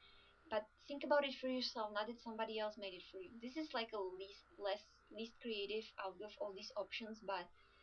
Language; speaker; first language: English; non-native, fluent; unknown